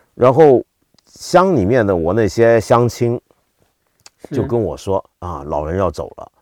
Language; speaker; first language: Chinese; native; Chinese